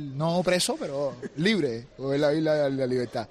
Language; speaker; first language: Spanish; native; Spanish